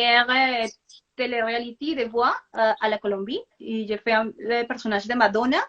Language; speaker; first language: French; non-native, fluent; Spanish